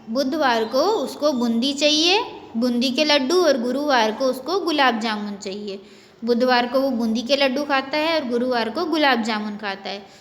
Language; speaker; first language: Hindi; non-native, local second language; Gujarati